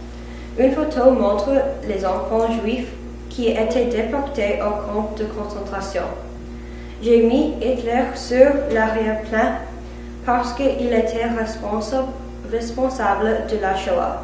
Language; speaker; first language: French; non-native, learner; English